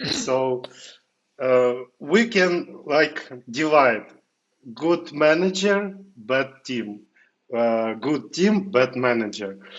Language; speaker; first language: English; non-native, fluent; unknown